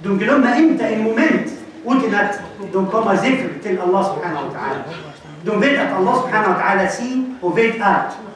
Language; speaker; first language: Swedish; non-native, fluent; Arabic